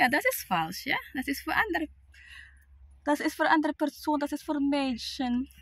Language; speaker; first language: German; non-native, learner; Filipino